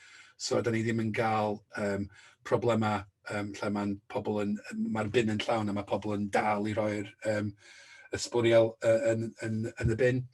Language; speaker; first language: Welsh; native; Welsh